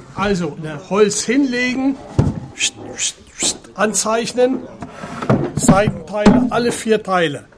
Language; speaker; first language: German; native; German